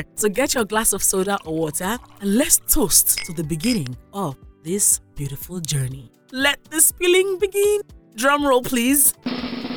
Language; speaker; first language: English; non-native, local second language; Yoruba